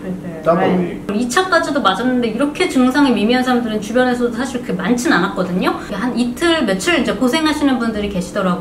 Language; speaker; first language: Korean; early bilingual, heritage; Korean